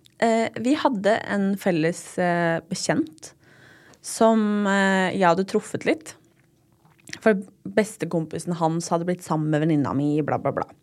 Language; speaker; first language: Norwegian; native; Norwegian